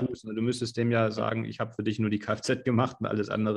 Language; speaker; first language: German; native; German